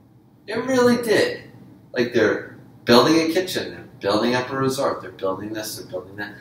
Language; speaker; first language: English; native; English